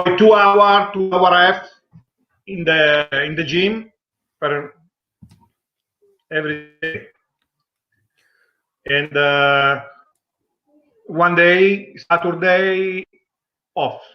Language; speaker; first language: English; non-native, learner; Italian